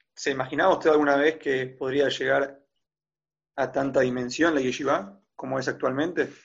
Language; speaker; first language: Spanish; native; Spanish